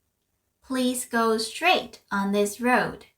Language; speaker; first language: English; non-native, fluent; Korean